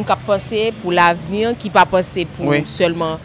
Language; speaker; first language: French; non-native, local second language; Haitian Creole